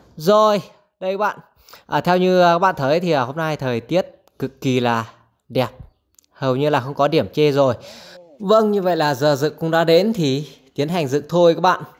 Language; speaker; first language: Vietnamese; non-native, local second language; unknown